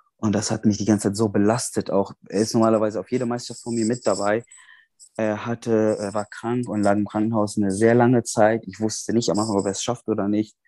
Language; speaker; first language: German; non-native, fluent; Arabic